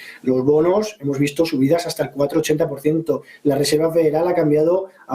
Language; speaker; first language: Spanish; native; Spanish